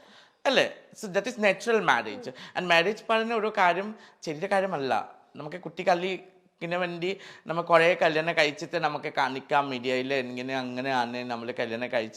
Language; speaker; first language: Malayalam; non-native, local second language; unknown